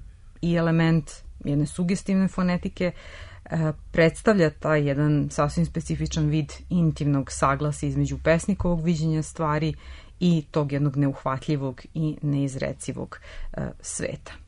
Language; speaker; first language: Serbian; native; Serbian